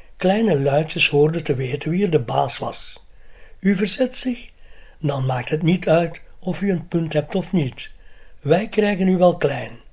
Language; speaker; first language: Dutch; native; Dutch